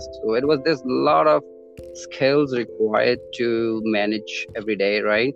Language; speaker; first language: English; non-native, local second language; Punjabi